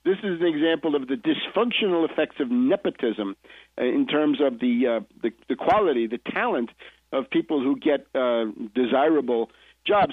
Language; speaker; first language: English; native; English